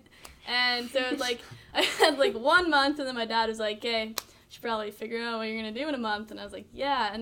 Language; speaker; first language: English; native; English